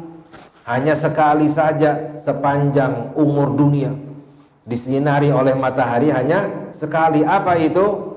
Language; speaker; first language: Indonesian; native; Indonesian